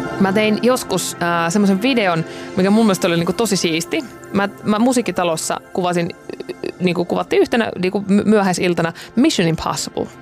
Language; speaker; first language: Finnish; native; Finnish